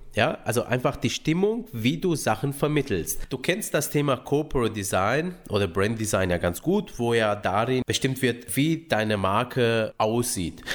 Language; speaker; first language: German; early bilingual, other home language; Romanian